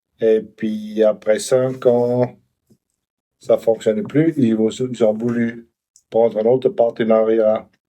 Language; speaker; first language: French; non-native, local second language; Swiss German